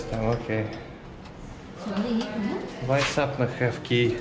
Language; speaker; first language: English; non-native, learner; Russian